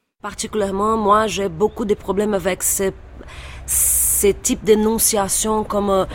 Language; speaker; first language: French; non-native, fluent; Portuguese